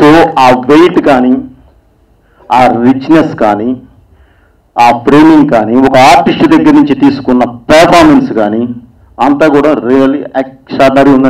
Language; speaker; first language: Telugu; native; Telugu